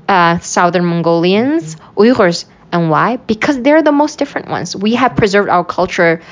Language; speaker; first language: English; non-native, fluent; Uyghur